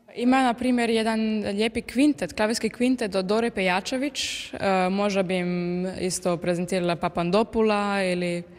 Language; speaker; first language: Croatian; early bilingual, heritage; Croatian